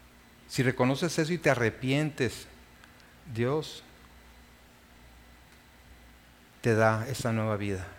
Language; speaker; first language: Spanish; native; Spanish